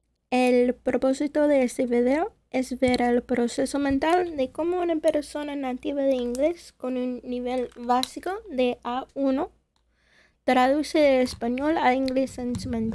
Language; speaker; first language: Spanish; non-native, fluent; English